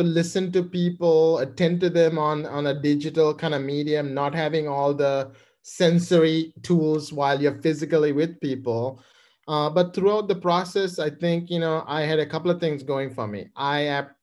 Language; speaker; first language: English; non-native, local second language; Sinhala